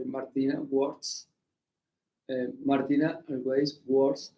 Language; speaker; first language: English; non-native, learner; Spanish